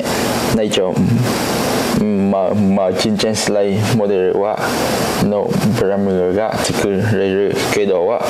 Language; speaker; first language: Japanese; non-native, learner; Cantonese